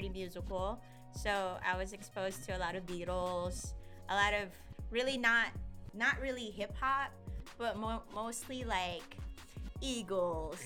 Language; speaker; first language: English; non-native, local second language; Filipino